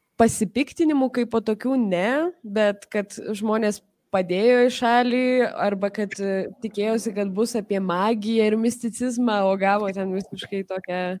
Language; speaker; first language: Lithuanian; early bilingual, heritage; Lithuanian